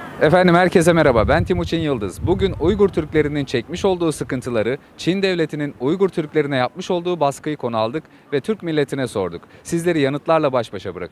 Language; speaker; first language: Turkish; native; Turkish